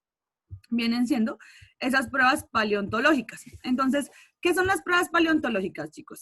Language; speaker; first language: Spanish; native; Spanish